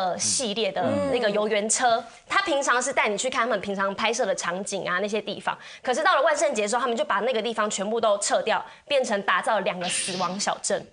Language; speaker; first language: Chinese; native; Chinese